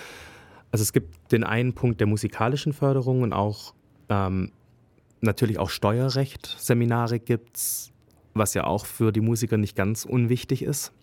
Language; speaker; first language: German; native; German